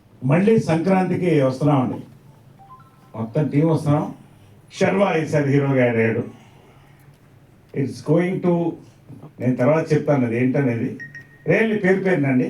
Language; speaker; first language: Telugu; native; Telugu